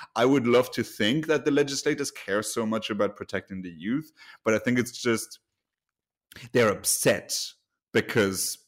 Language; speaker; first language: English; non-native, fluent; Luxembourgish